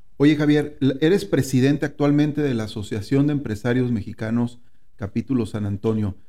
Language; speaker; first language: Spanish; native; Spanish